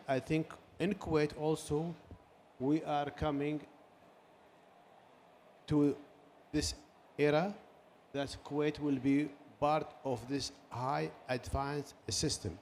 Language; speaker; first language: English; non-native, learner; Arabic